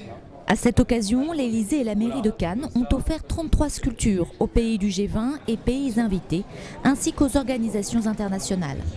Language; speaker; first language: French; native; French